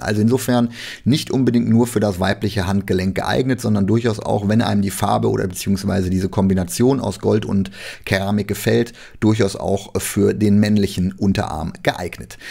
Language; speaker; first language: German; native; German